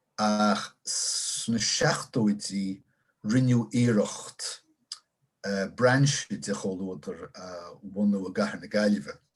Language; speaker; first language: Irish; non-native, local second language; English